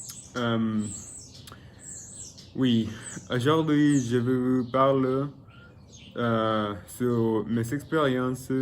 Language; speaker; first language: French; non-native, learner; Spanish